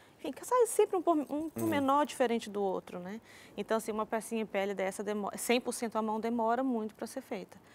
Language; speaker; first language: Portuguese; native; Portuguese